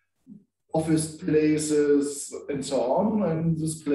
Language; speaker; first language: English; non-native, learner; German